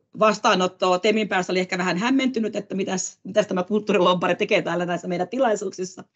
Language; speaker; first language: Finnish; native; Finnish